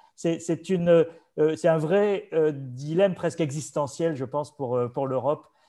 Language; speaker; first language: French; native; French